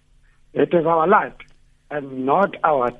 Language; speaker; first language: English; non-native, local second language; Zulu